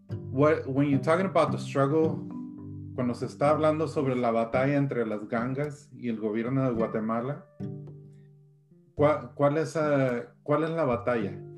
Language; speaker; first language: Spanish; early bilingual, heritage; Spanish